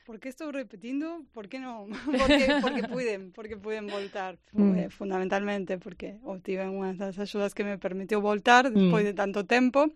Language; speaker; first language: Galician; early bilingual, heritage; Spanish